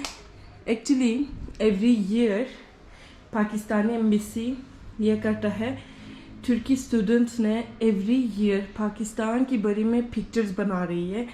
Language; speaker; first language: Hindi; non-native, learner; Turkish